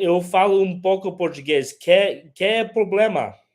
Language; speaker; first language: Portuguese; non-native, learner; English